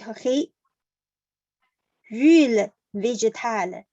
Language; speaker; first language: French; non-native, learner; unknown